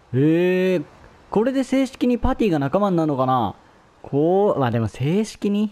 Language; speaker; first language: Japanese; native; Japanese